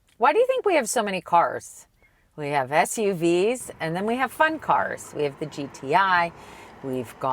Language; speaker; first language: English; native; English